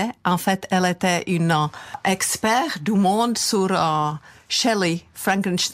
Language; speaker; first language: French; non-native, fluent; Czech